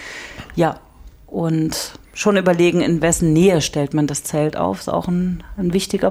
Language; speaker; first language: German; native; German